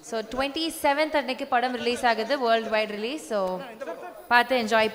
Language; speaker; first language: Tamil; native; Tamil